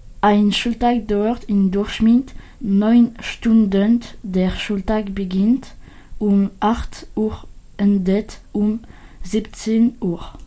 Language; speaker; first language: German; non-native, learner; French